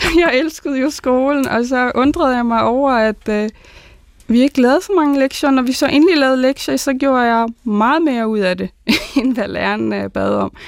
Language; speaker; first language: Danish; early bilingual, other home language; Arabic